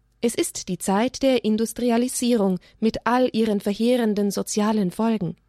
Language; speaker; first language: German; native; German